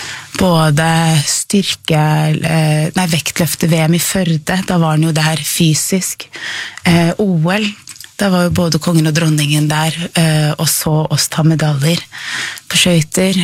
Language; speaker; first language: Norwegian; native; Norwegian